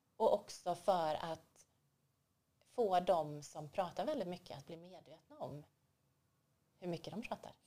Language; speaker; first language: Swedish; native; Swedish